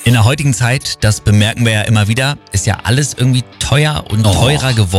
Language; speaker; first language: German; native; German